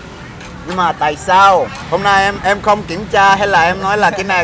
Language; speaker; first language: Vietnamese; non-native, fluent; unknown